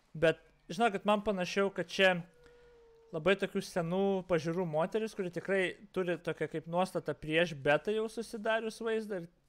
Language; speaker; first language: Lithuanian; native; Lithuanian